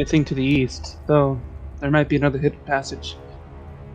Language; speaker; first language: English; native; English